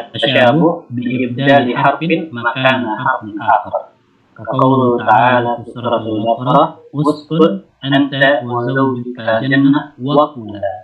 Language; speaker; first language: Arabic; non-native, learner; Indonesian